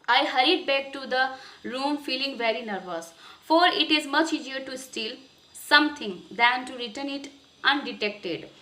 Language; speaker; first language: English; non-native, local second language; Hindi